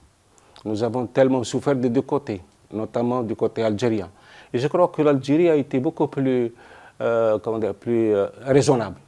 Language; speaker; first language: French; non-native, local second language; Arabic